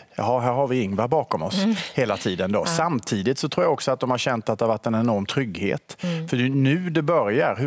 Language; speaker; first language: Swedish; native; Swedish